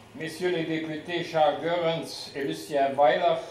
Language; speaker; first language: French; non-native, local second language; Luxembourgish